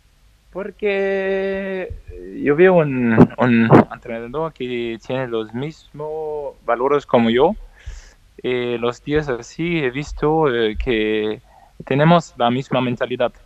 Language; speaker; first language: Spanish; non-native, learner; Danish